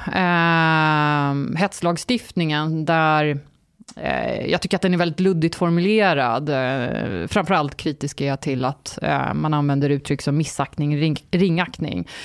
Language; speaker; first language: Swedish; early bilingual, other home language; Turkish